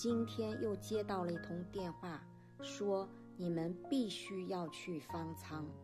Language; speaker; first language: Chinese; native; Chinese